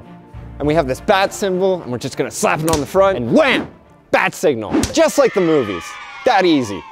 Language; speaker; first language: English; native; English